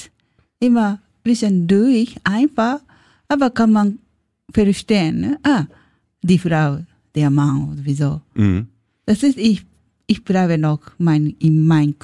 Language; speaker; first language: German; non-native, learner; Japanese